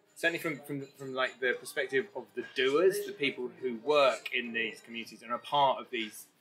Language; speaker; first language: English; native; English